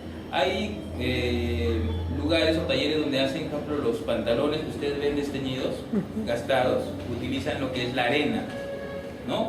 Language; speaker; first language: Spanish; native; Spanish